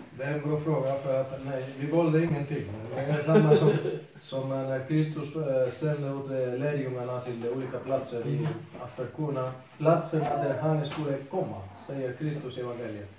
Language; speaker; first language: Swedish; non-native, fluent; Spanish